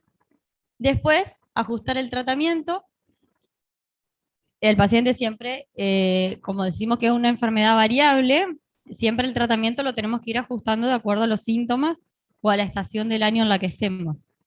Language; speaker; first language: Spanish; native; Spanish